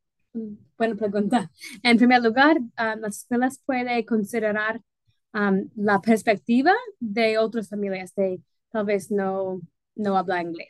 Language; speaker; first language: Spanish; non-native, fluent; English